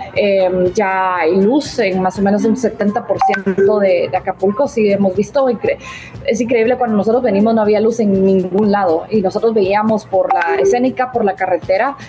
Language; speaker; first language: Spanish; native; Spanish